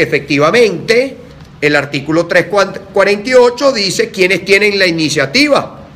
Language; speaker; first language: Spanish; native; Spanish